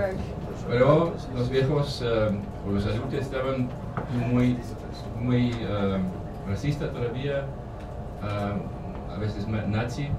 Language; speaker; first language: Spanish; non-native, learner; German